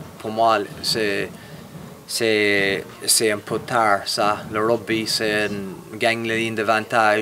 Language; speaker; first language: French; non-native, fluent; English